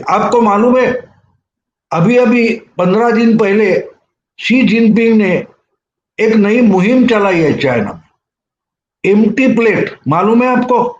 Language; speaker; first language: Hindi; non-native, local second language; Marathi